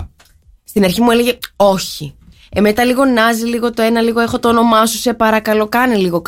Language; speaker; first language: Greek; native; Greek